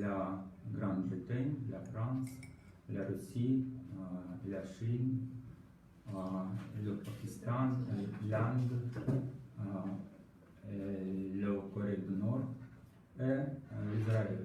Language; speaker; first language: French; non-native, learner; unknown